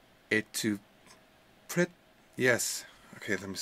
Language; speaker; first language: French; non-native, learner; English